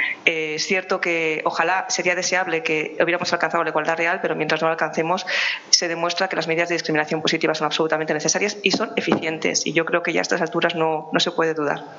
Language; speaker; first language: Spanish; native; Spanish